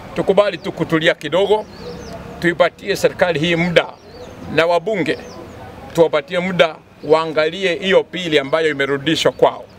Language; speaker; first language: Swahili; non-native, local second language; Gusii